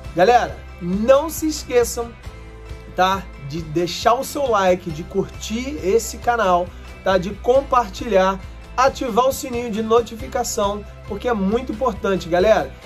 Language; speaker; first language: Portuguese; native; Portuguese